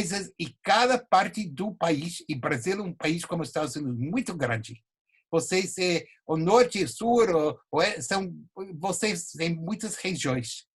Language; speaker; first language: Portuguese; non-native, fluent; English